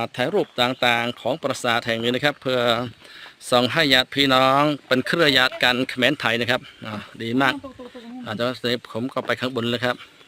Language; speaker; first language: Thai; non-native, fluent; Khmer